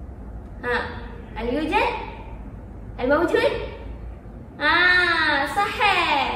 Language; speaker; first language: Arabic; non-native, learner; Malay